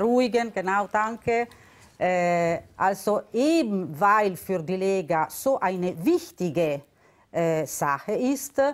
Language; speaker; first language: German; non-native, local second language; Italian